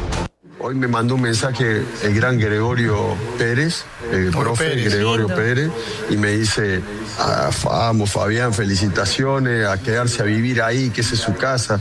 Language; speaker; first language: Spanish; native; Spanish